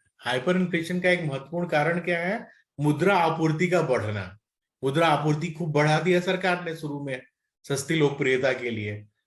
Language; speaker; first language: Hindi; native; Hindi